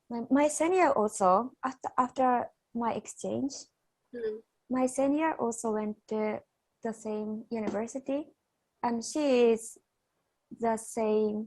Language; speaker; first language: English; non-native, fluent; Japanese